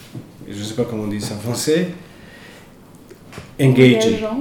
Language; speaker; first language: French; non-native, fluent; Italian